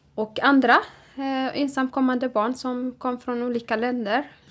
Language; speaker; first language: Swedish; non-native, fluent; Tigrinya